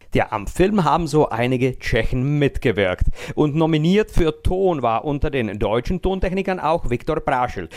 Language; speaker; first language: German; native; German